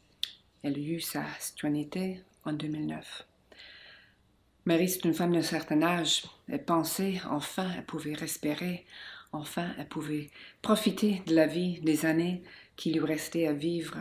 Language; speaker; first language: French; non-native, local second language; English